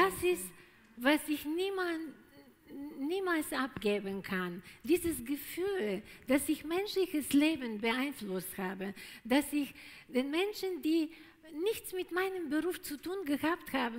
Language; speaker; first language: German; non-native, fluent; Bulgarian